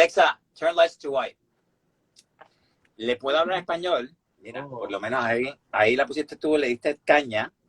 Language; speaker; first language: Spanish; native; Spanish